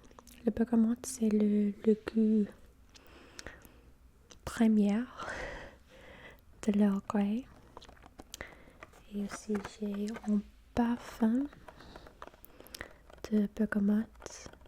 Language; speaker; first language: French; non-native, fluent; English